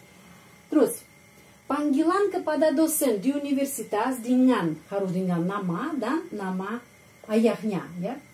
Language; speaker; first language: Indonesian; non-native, fluent; Russian